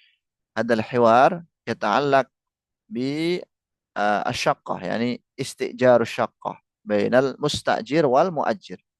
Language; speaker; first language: Arabic; non-native, fluent; Indonesian